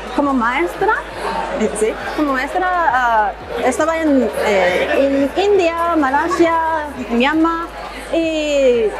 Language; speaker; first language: Spanish; non-native, learner; Japanese